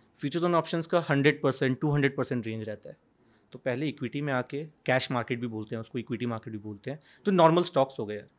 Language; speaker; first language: Hindi; native; Hindi